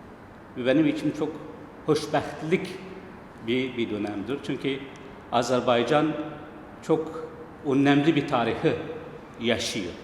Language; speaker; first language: Turkish; non-native, learner; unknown